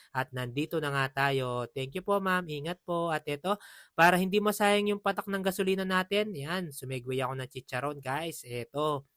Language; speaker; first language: Filipino; non-native, local second language; Pampanga